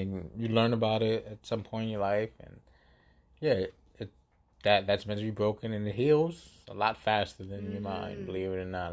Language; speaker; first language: English; native; English